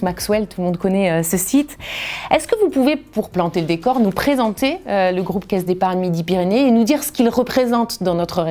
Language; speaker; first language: French; native; French